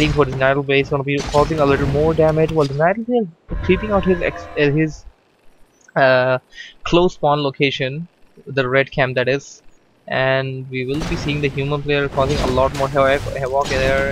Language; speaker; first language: English; non-native, fluent; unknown